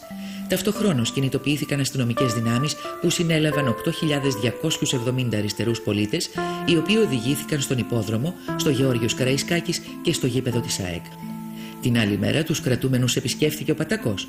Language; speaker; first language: Greek; native; Greek